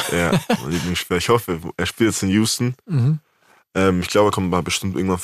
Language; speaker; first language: German; native; German